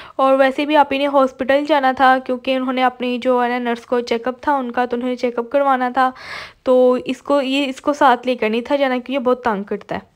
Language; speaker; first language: Urdu; native; Urdu